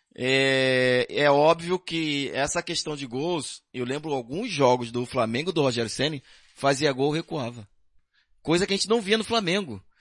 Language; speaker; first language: Portuguese; native; Portuguese